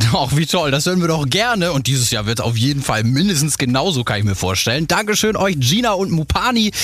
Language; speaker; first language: German; native; German